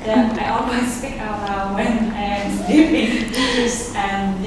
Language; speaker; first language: English; non-native, learner; Vietnamese